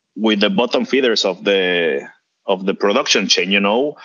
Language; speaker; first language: English; non-native, fluent; Spanish